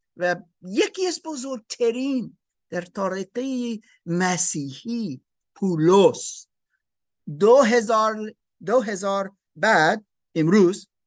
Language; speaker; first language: Persian; non-native, learner; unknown